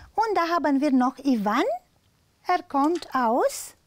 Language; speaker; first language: German; non-native, fluent; Romanian